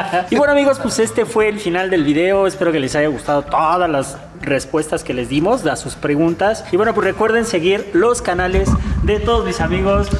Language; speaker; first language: Spanish; native; Spanish